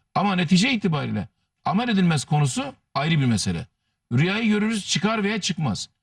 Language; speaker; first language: Turkish; native; Turkish